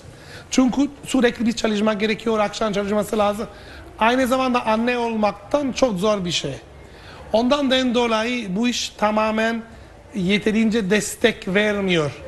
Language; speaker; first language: Turkish; non-native, fluent; Italian